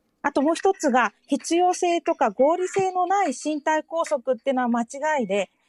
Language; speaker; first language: Japanese; native; Japanese